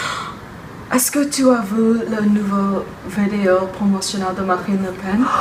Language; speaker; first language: French; non-native, learner; English